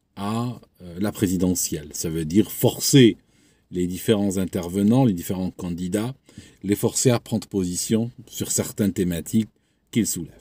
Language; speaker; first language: French; non-native, local second language; Arabic